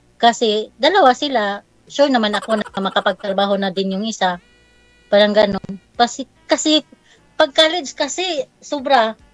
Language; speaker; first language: Filipino; non-native, local second language; Cebuano